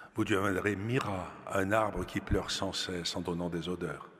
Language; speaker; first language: French; native; French